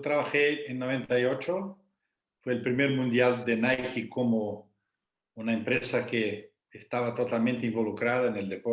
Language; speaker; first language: Spanish; non-native, fluent; Portuguese